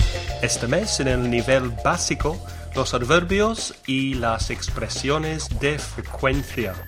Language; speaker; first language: Spanish; non-native, fluent; English